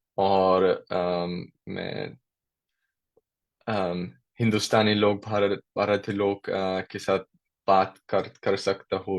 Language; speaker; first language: Hindi; non-native, learner; German